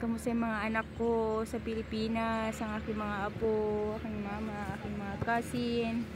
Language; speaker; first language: Filipino; native; Filipino